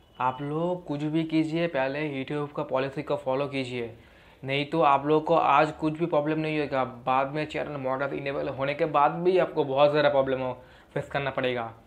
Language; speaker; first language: Hindi; non-native, local second language; Bangla